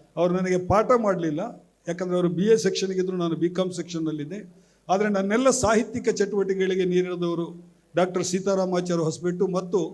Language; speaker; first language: Kannada; non-native, local second language; Malayalam